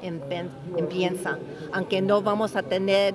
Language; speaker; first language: Spanish; early bilingual, heritage; English